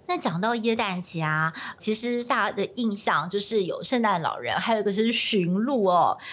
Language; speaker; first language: Chinese; native; Chinese